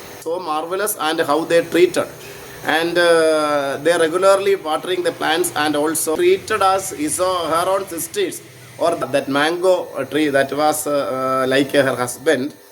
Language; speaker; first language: English; non-native, local second language; Malayalam